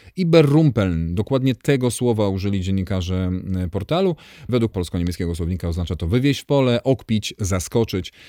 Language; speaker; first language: Polish; native; Polish